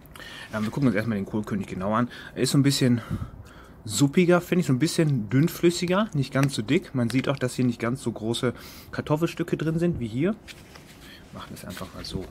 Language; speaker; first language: German; native; German